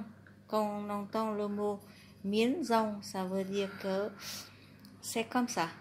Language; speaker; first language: French; non-native, learner; Vietnamese